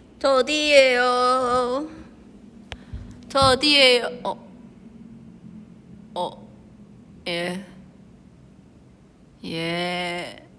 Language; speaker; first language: Korean; non-native, fluent; Chinese